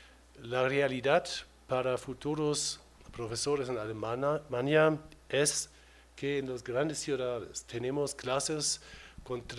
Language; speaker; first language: Spanish; non-native, fluent; German